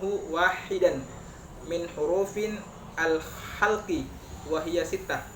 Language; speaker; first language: Arabic; non-native, learner; Indonesian